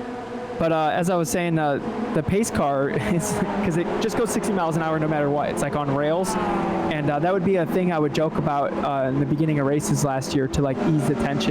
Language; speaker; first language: English; native; English